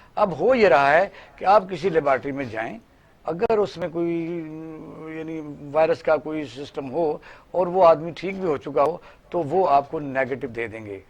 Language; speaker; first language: Urdu; non-native, local second language; Punjabi